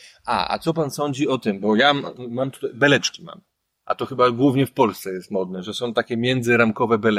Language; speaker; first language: Polish; native; Polish